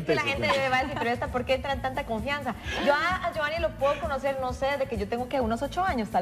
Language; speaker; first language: Spanish; native; Spanish